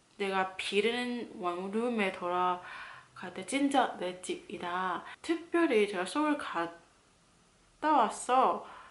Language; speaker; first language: Korean; non-native, fluent; Cantonese